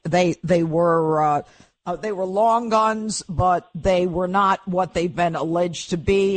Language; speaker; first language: English; native; English